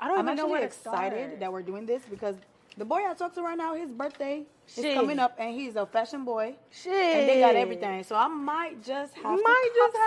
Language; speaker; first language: English; non-native, local second language; Yoruba